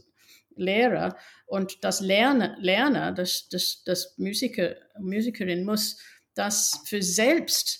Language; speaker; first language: German; non-native, fluent; English